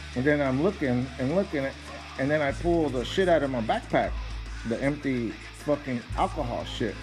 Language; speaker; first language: English; native; English